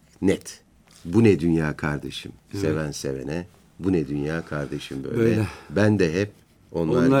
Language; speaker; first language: Turkish; native; Turkish